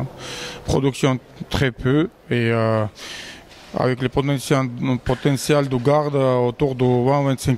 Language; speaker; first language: French; non-native, learner; Georgian